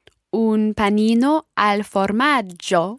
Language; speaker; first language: Italian; non-native, learner; English